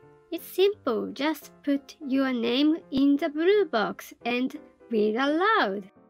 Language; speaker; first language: English; non-native, fluent; Japanese